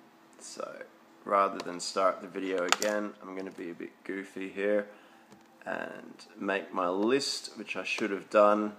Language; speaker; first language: English; native; English